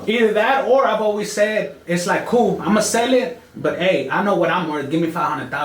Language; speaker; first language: English; native; English